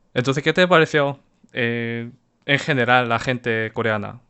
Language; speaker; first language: Spanish; non-native, fluent; Korean